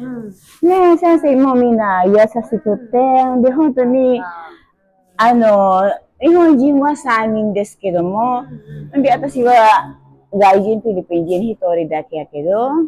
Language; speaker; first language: Japanese; non-native, learner; Filipino